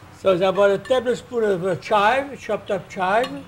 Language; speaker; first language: English; non-native, fluent; French